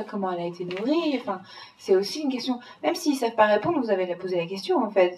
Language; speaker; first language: French; native; French